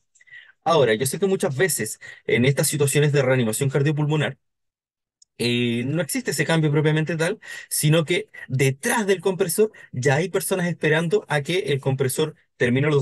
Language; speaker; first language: Spanish; native; Spanish